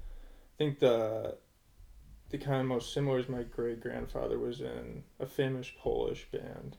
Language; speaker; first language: English; native; English